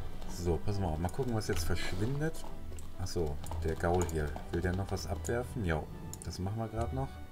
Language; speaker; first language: German; native; German